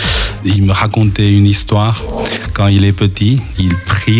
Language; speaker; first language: French; non-native, learner; Chinese